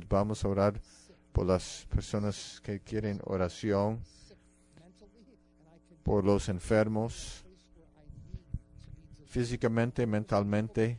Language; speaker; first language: Spanish; non-native, fluent; English